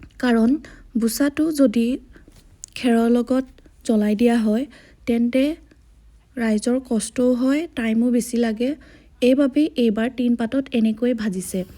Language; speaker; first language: Assamese; non-native, local second language; Mising